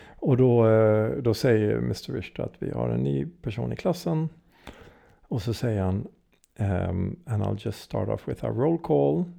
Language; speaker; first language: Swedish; early bilingual, heritage; Swedish